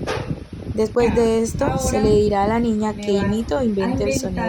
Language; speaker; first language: Spanish; native; Spanish